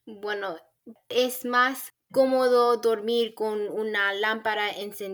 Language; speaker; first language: Spanish; non-native, learner; English